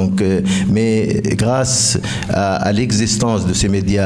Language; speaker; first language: French; non-native, fluent; Arabic